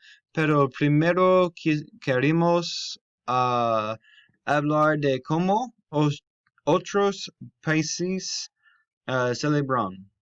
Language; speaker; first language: Spanish; non-native, learner; English